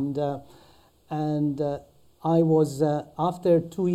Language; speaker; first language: English; non-native, fluent; Maltese